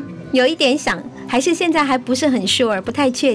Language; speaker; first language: Chinese; native; Chinese